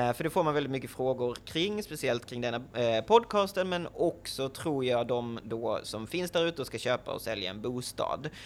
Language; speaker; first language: Swedish; native; Swedish